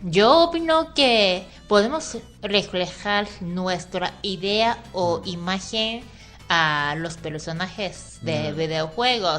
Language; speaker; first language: Spanish; non-native, fluent; Japanese